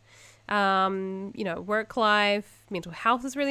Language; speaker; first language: English; native; English